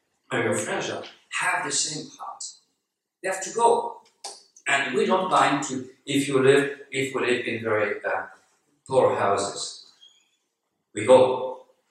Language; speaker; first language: English; non-native, fluent; French